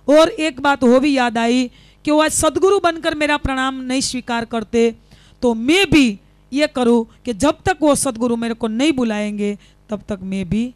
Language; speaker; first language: Hindi; non-native, local second language; Gujarati